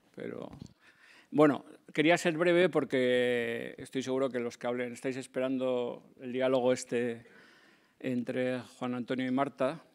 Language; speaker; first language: Spanish; native; Spanish